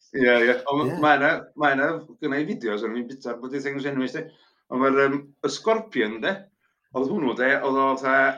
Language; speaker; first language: Welsh; native; Welsh